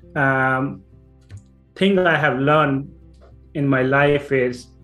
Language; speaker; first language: English; non-native, local second language; Punjabi